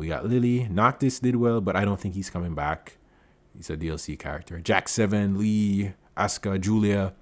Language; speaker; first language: English; native; English